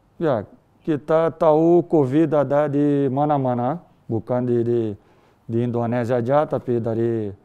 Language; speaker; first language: Indonesian; non-native, learner; Portuguese